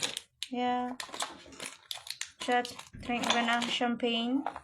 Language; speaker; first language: German; non-native, learner; Filipino